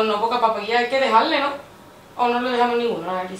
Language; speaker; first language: Spanish; native; Spanish